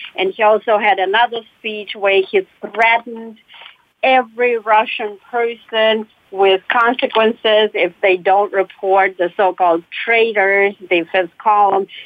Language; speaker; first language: English; non-native, fluent; Russian